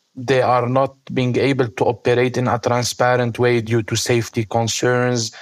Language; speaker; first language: English; non-native, fluent; Arabic